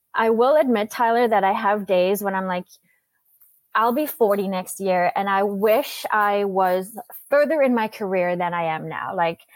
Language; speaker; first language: English; native; English